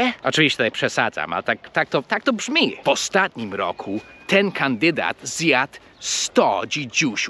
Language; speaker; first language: Polish; non-native, fluent; English